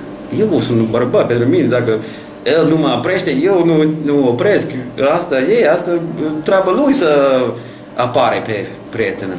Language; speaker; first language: Romanian; non-native, learner; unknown